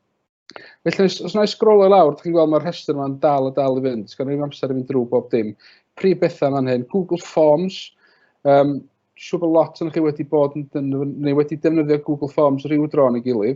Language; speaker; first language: Welsh; native; Welsh